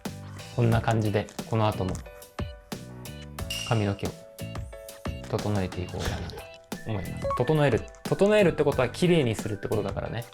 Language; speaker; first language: Japanese; native; Japanese